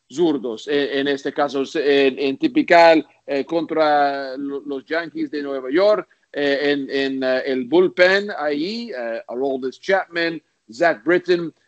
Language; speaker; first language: Spanish; non-native, learner; English